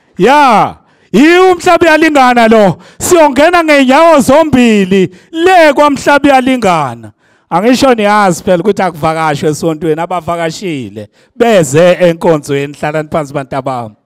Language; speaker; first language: Zulu; non-native, local second language; Xhosa